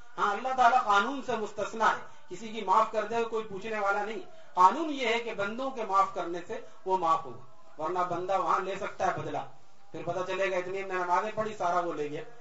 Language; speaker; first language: Urdu; native; Urdu